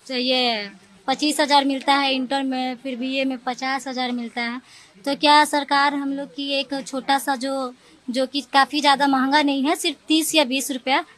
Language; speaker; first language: Hindi; native; Hindi